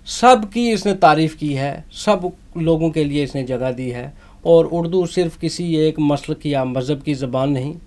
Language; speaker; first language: Urdu; non-native, local second language; Punjabi